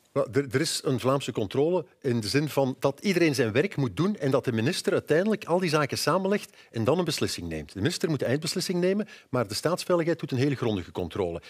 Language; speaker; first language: Dutch; native; Dutch